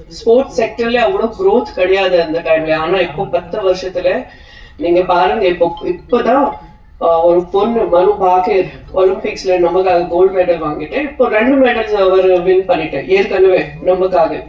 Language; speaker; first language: Tamil; non-native, fluent; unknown